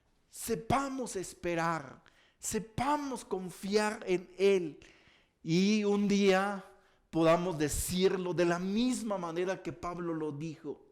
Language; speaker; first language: Spanish; native; Spanish